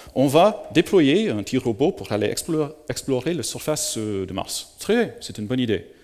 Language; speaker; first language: French; native; French